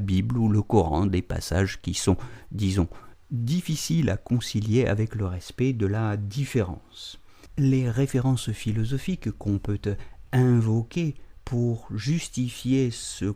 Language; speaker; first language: French; native; French